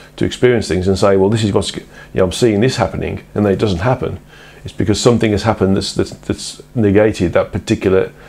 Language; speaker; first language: English; native; English